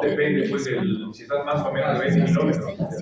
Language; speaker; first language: Spanish; native; Spanish